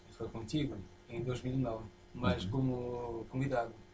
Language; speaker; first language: Portuguese; non-native, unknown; French